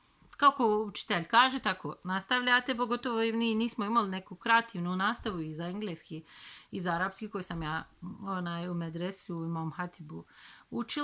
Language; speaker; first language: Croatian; non-native, fluent; Turkish